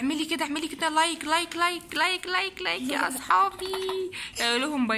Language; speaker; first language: Arabic; native; Arabic